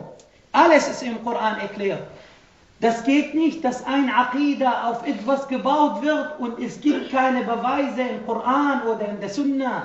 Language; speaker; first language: German; non-native, fluent; Arabic